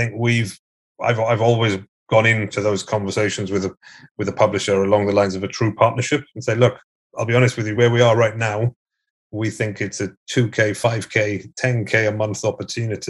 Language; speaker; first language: English; native; English